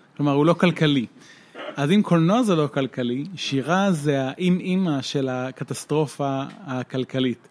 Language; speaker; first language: Hebrew; native; Hebrew